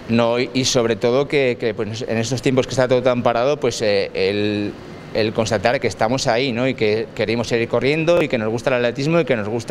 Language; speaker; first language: Spanish; native; Spanish